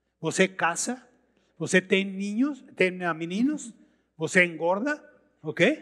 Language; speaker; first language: Portuguese; non-native, learner; Spanish